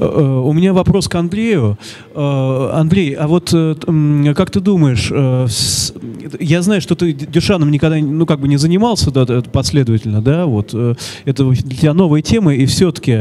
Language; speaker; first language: Russian; native; Russian